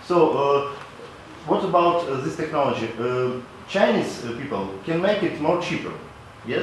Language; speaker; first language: English; non-native, local second language; Latvian